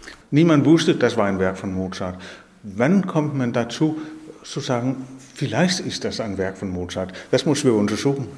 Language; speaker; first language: German; non-native, learner; Danish